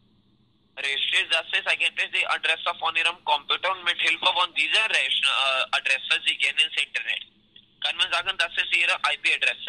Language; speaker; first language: German; non-native, learner; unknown